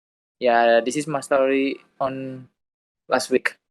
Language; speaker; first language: English; non-native, learner; Indonesian